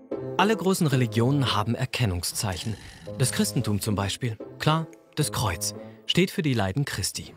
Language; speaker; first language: German; native; German